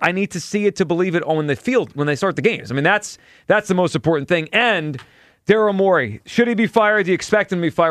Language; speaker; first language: English; native; English